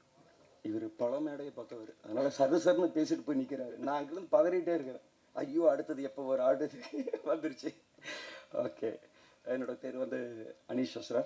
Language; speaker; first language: Tamil; native; Tamil